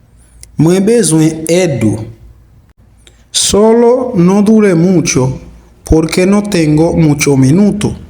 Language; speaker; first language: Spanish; non-native, fluent; Haitian Creole